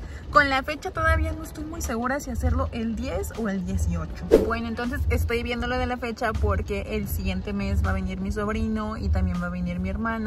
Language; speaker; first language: Spanish; native; Spanish